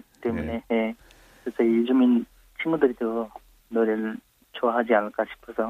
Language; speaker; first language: Korean; non-native, fluent; Nepali